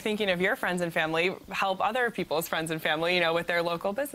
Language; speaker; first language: English; native; English